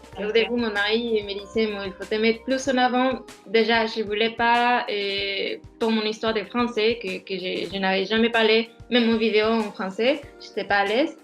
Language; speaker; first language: French; non-native, fluent; Spanish